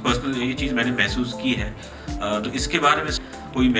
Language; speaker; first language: Hindi; native; Hindi